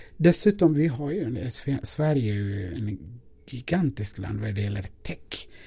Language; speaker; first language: Swedish; non-native, fluent; Amharic